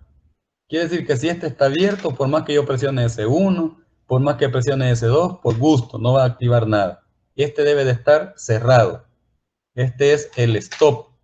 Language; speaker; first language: Spanish; native; Spanish